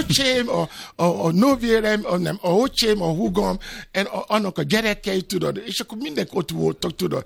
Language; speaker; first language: Hungarian; non-native, fluent; Yoruba